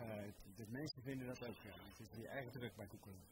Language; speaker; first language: Dutch; native; Dutch